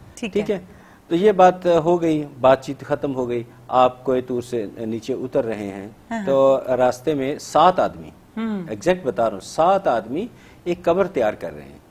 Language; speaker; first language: Urdu; native; Urdu